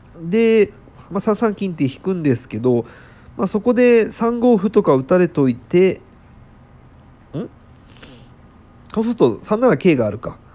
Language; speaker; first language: Japanese; native; Japanese